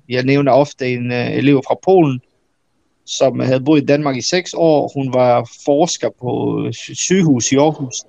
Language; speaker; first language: Danish; early bilingual, other home language; Bosnian